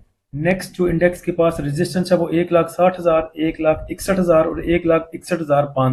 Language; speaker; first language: Hindi; native; Hindi